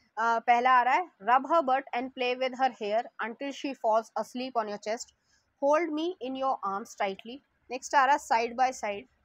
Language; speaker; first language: Hindi; native; Hindi